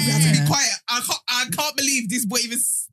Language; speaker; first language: English; native; English